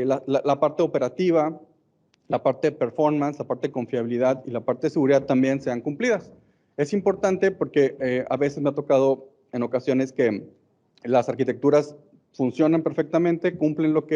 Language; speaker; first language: Spanish; native; Spanish